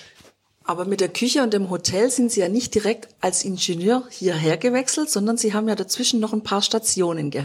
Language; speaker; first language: German; native; German